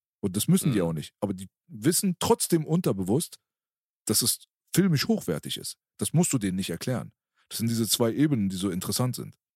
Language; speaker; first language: German; early bilingual, other home language; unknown